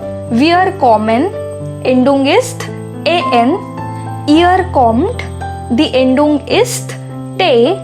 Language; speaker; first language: German; non-native, fluent; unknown